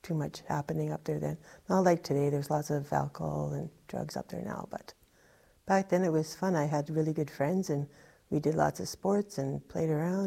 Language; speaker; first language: English; native; English